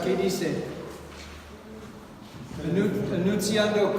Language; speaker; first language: Spanish; non-native, fluent; English